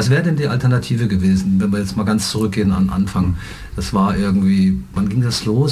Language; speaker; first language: German; native; German